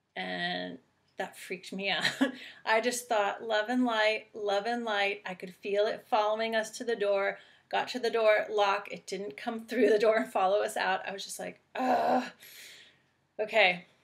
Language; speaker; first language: English; native; English